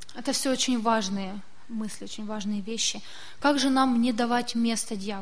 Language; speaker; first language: Russian; native; Russian